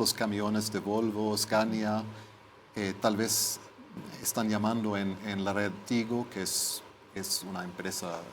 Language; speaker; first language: Spanish; non-native, fluent; Swedish